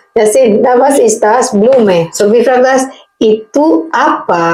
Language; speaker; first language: German; non-native, learner; Indonesian